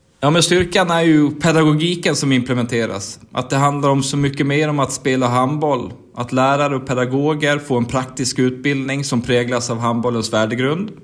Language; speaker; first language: Swedish; native; Swedish